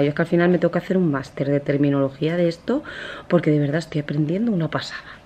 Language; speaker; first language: Spanish; native; Spanish